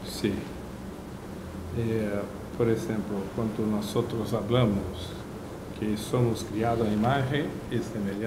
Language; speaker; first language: Spanish; non-native, learner; Portuguese